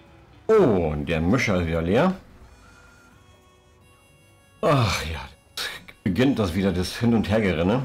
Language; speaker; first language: German; native; German